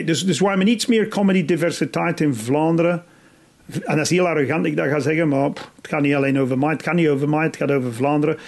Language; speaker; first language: Dutch; non-native, fluent; English